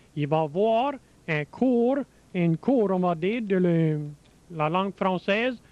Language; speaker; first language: French; early bilingual, heritage; French